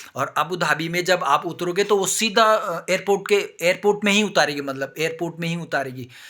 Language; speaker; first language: Hindi; native; Hindi